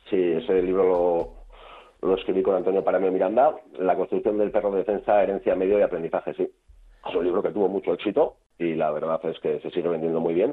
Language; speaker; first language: Spanish; native; Spanish